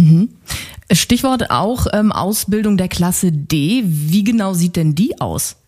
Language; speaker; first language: German; native; German